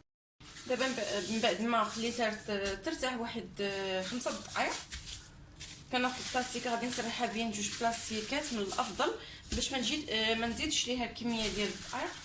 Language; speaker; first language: Arabic; native; Arabic